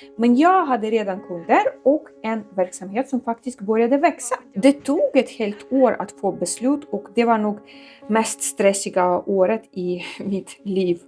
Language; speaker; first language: Swedish; non-native, fluent; Ukrainian